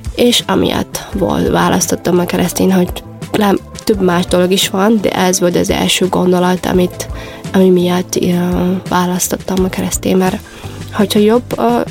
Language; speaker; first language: Hungarian; non-native, fluent; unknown